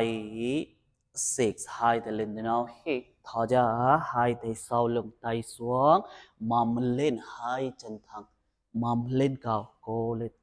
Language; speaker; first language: Vietnamese; non-native, learner; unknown